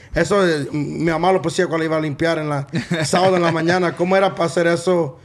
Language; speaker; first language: Spanish; early bilingual, heritage; Spanish